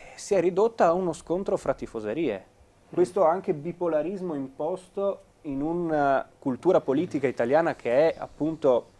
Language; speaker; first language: Italian; native; Italian